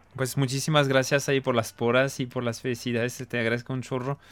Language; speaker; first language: Spanish; non-native, fluent; French